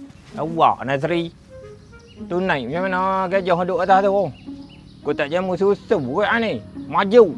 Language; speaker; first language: Malay; native; Malay